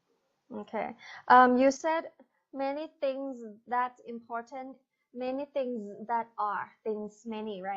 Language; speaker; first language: English; non-native, fluent; Thai